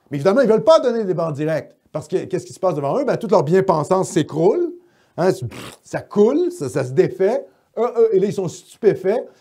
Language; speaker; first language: French; native; French